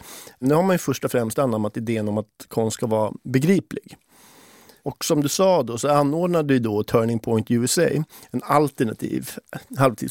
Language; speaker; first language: Swedish; native; Swedish